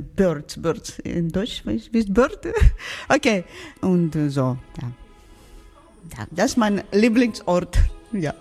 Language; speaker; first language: German; non-native, learner; Ukrainian